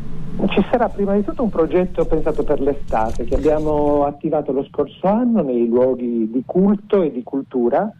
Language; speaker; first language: Italian; native; Italian